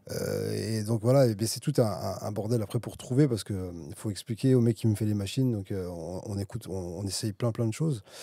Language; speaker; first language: French; native; French